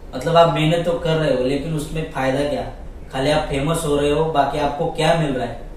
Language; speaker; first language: Hindi; non-native, local second language; Marathi